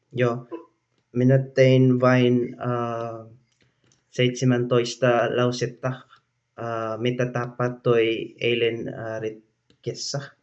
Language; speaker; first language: Finnish; non-native, learner; Cebuano